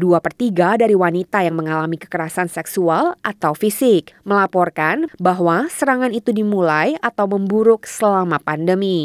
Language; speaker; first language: Indonesian; native; Indonesian